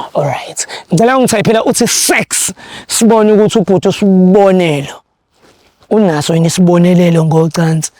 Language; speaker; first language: Zulu; native; Zulu